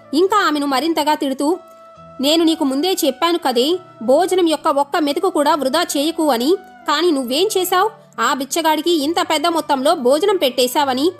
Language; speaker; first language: Telugu; native; Telugu